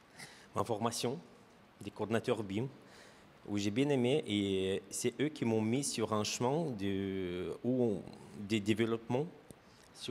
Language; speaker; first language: French; non-native, fluent; Romanian